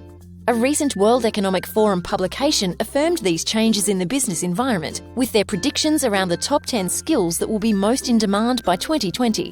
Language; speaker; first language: English; native; English